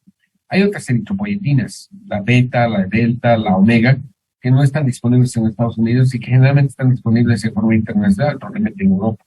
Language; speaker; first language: Spanish; native; Spanish